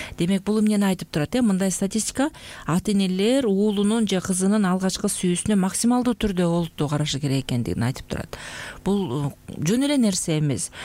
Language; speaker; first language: Kyrgyz; native; Kyrgyz